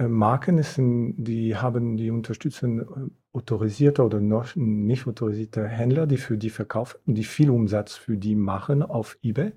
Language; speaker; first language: German; non-native, fluent; French